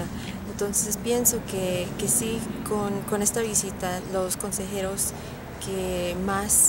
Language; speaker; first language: Spanish; early bilingual, heritage; Spanish